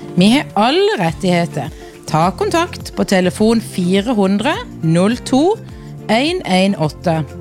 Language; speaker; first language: Norwegian; native; Norwegian